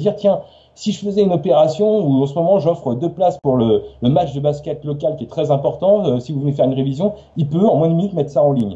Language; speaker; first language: French; native; French